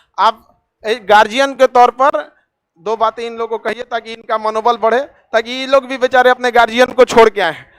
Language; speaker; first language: Hindi; native; Hindi